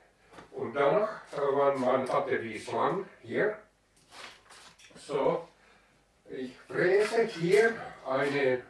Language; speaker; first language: German; non-native, learner; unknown